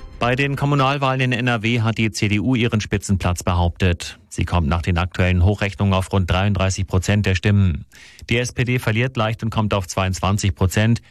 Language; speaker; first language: German; native; German